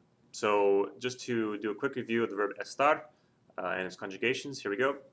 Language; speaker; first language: English; native; English